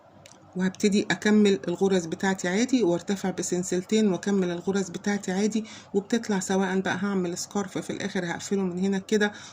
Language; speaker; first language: Arabic; native; Arabic